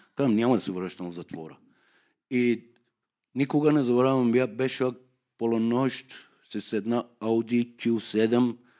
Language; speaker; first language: Bulgarian; non-native, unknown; Persian